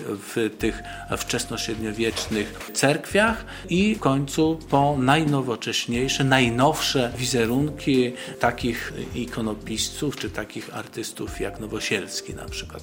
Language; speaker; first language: Polish; native; Polish